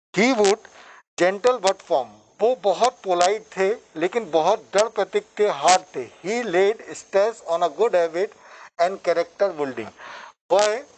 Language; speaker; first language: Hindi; native; Hindi